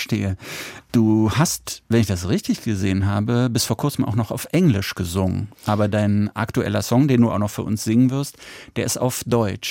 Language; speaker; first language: German; native; German